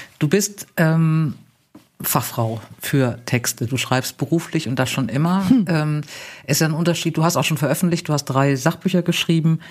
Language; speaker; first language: German; native; German